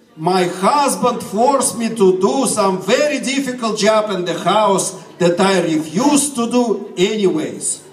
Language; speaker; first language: English; non-native, fluent; Russian